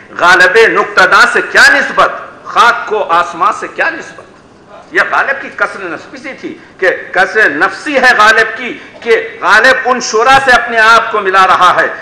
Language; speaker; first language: Urdu; native; Urdu